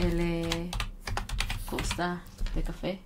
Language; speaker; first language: Portuguese; non-native, learner; English